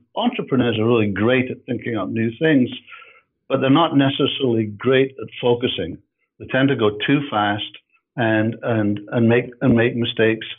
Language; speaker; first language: English; native; English